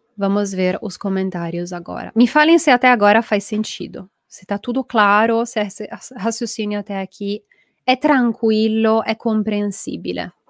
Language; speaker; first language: Portuguese; non-native, fluent; Italian